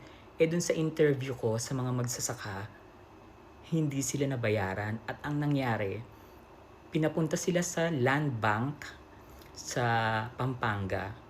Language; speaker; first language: Filipino; native; Filipino